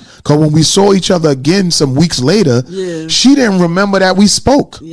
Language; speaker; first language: English; native; English